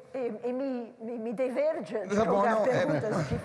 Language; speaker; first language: Portuguese; non-native, learner; English